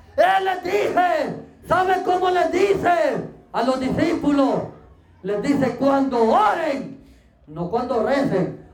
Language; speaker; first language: Spanish; native; Spanish